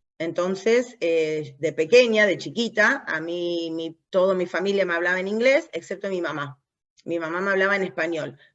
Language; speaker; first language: Spanish; early bilingual, heritage; English